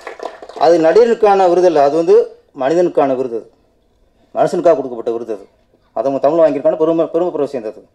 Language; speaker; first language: Tamil; native; Tamil